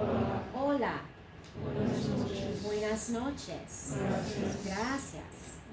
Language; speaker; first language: Spanish; non-native, fluent; English